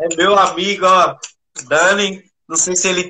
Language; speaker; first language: Portuguese; native; Portuguese